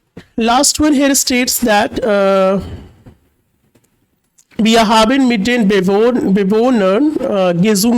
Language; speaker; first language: German; non-native, learner; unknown